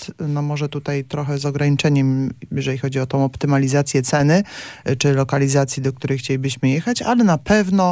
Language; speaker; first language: Polish; native; Polish